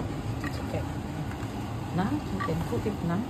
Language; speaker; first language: English; non-native, learner; Filipino